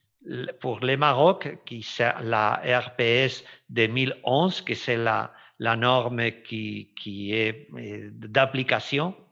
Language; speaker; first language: French; non-native, fluent; Spanish